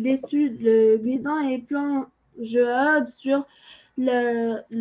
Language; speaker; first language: French; non-native, learner; Arabic